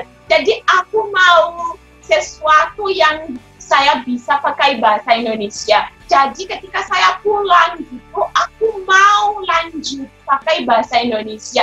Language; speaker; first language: Indonesian; non-native, fluent; Shona